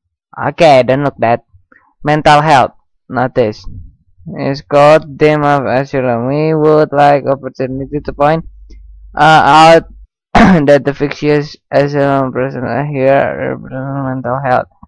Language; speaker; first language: English; non-native, learner; Indonesian